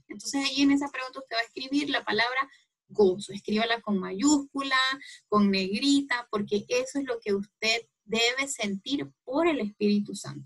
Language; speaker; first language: Spanish; native; Spanish